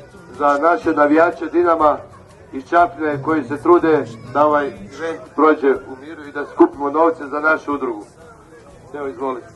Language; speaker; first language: Bosnian; native; Bosnian